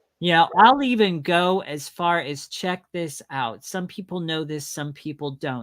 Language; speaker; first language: English; native; English